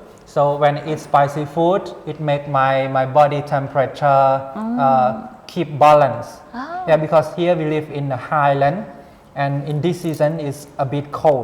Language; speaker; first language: English; non-native, fluent; Khmer